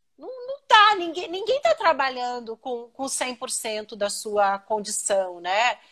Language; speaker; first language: Portuguese; native; Portuguese